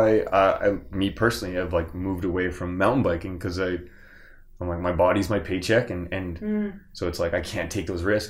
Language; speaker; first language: English; native; English